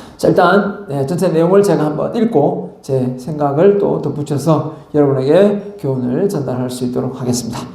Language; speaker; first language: Korean; native; Korean